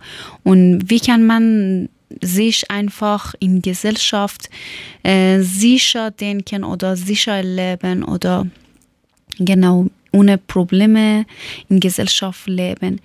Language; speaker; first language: German; non-native, learner; Persian